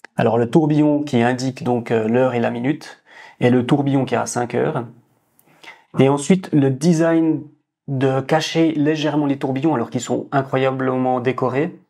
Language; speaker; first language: French; native; French